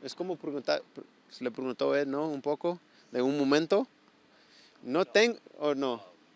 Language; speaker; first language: Spanish; early bilingual, heritage; Spanish